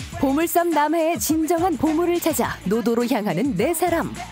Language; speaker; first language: Korean; native; Korean